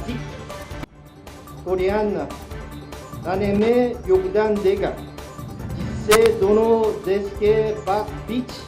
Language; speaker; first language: Hindi; non-native, learner; Korean